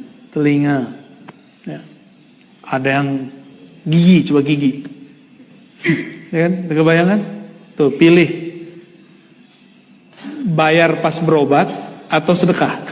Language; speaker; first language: Indonesian; native; Indonesian